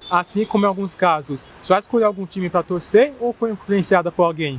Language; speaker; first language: Portuguese; native; Portuguese